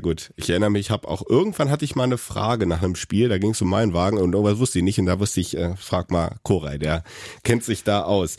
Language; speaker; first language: German; native; German